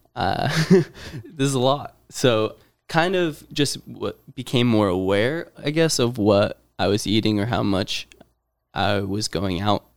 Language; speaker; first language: English; native; English